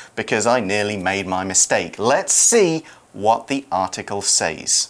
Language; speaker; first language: English; native; English